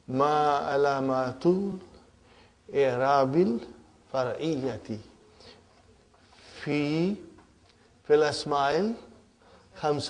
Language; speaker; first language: Arabic; non-native, fluent; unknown